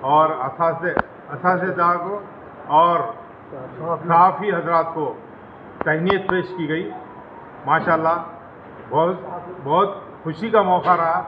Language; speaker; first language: Urdu; native; Urdu